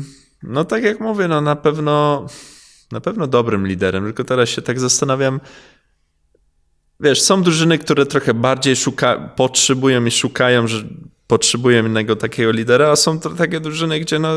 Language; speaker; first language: Polish; early bilingual, heritage; Polish